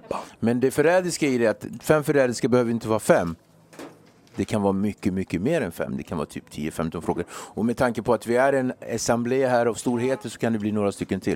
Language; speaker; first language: Swedish; native; Swedish